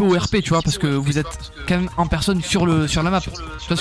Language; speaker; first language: French; native; French